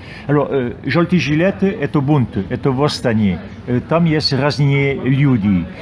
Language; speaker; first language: Russian; non-native, fluent; French